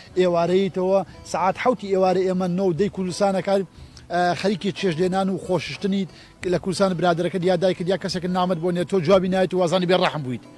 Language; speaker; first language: Central Kurdish; non-native, local second language; Gurani